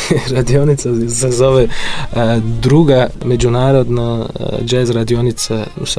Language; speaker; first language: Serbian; non-native, fluent; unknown